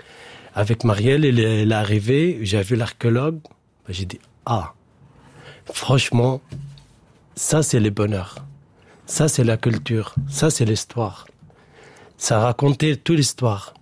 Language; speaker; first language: French; non-native, learner; Arabic